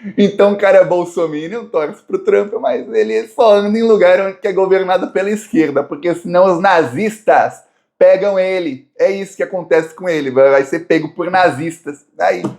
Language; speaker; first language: Portuguese; native; Portuguese